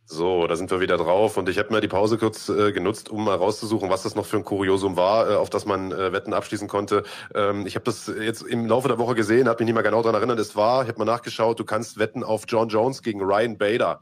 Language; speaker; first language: German; native; German